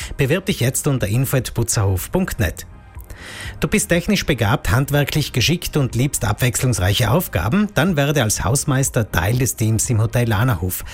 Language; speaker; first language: German; native; German